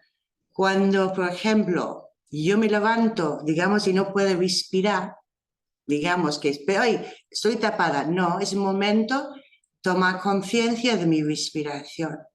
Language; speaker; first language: Spanish; non-native, fluent; English